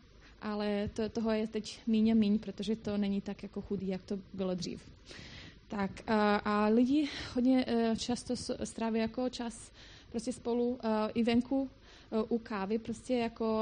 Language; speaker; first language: Czech; non-native, fluent; Croatian